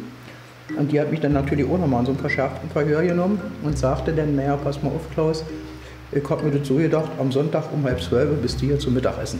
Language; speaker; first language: German; native; German